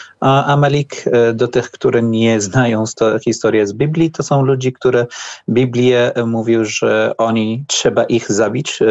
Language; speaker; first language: Polish; non-native, learner; Arabic